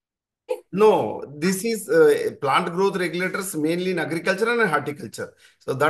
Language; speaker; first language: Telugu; native; Telugu